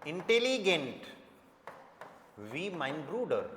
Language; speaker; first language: German; non-native, fluent; Hindi